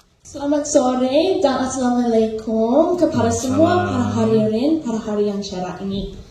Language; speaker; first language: Indonesian; non-native, fluent; English